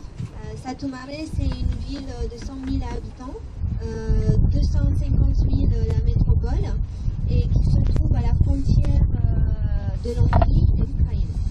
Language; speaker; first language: French; non-native, fluent; Romanian